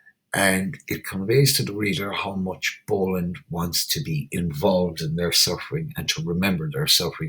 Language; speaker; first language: English; native; English